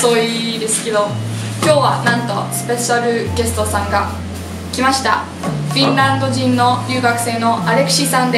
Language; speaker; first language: Japanese; non-native, fluent; English